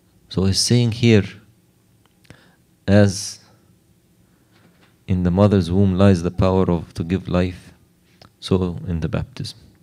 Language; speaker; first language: English; non-native, fluent; Arabic